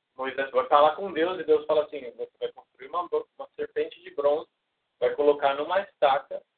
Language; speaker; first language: Portuguese; native; Portuguese